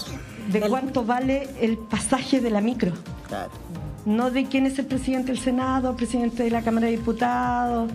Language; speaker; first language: Spanish; native; Spanish